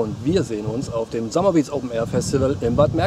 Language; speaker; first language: German; native; German